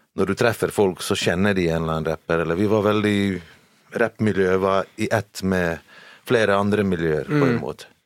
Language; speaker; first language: Norwegian; early bilingual, other home language; Bosnian